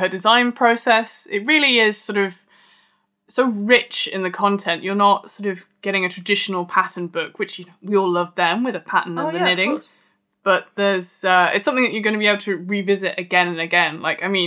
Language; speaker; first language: English; native; English